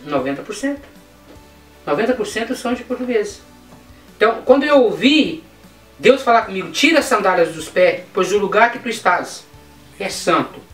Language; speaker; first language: Portuguese; native; Portuguese